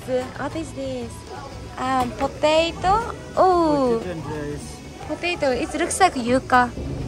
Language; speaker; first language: English; non-native, learner; Japanese